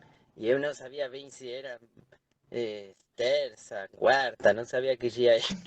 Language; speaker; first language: Portuguese; non-native, fluent; Spanish